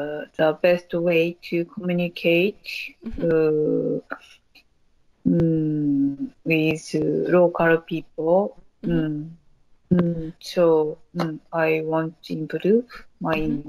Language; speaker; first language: English; non-native, learner; Japanese